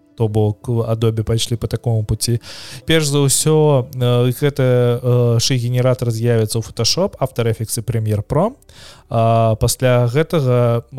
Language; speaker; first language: Belarusian; non-native, local second language; Russian